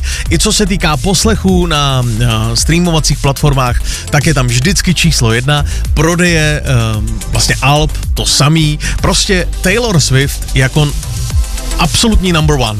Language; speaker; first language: Czech; native; Czech